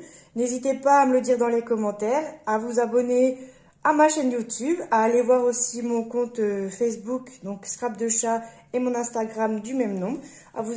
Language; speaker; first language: French; native; French